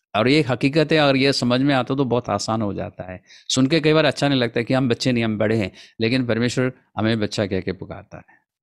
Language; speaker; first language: Hindi; non-native, local second language; Malayalam